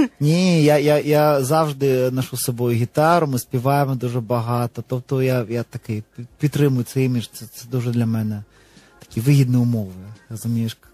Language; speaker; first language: Ukrainian; non-native, local second language; Russian